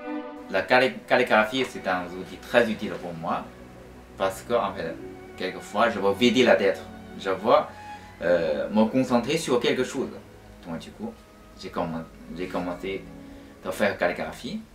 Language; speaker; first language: French; non-native, fluent; Chinese